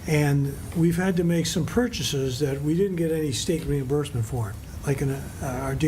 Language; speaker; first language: English; native; English